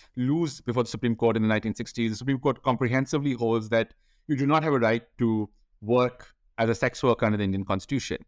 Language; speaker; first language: English; non-native, local second language; Hindi